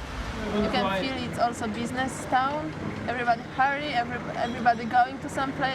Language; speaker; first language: English; non-native, learner; Polish